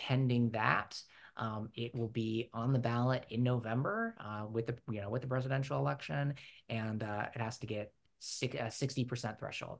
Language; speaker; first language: English; native; English